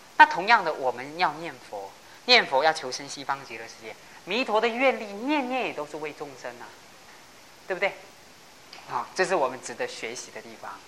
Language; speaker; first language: Chinese; non-native, local second language; Hakka Chinese